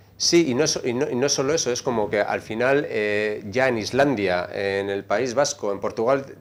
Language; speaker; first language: Spanish; native; Spanish